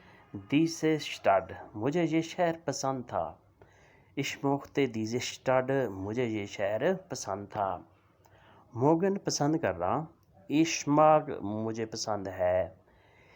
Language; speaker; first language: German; non-native, fluent; Urdu